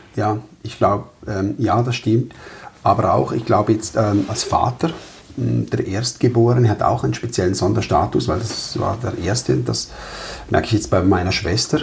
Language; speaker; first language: German; early bilingual, other home language; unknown